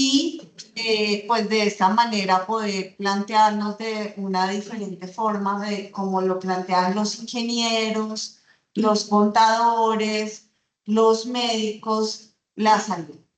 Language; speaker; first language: Spanish; native; Spanish